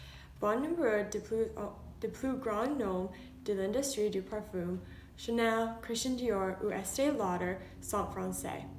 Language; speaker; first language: French; non-native, learner; English